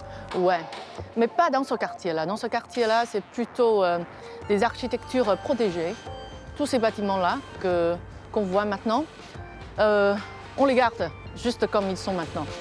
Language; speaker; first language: French; non-native, fluent; Chinese